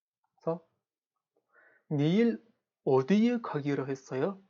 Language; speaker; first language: Korean; non-native, fluent; Kazakh